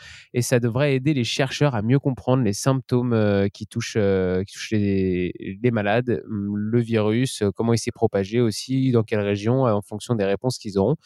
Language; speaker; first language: French; native; French